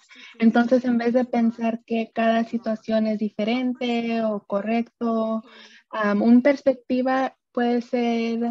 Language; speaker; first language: Spanish; early bilingual, other home language; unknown